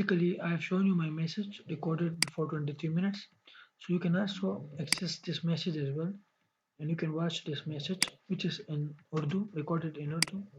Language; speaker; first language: English; non-native, local second language; Urdu